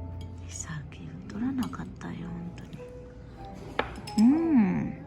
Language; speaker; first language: Japanese; non-native, fluent; Cebuano